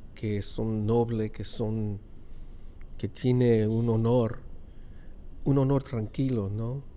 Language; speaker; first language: Spanish; non-native, fluent; English